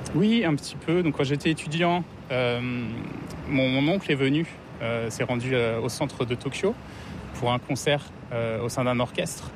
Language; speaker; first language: French; native; French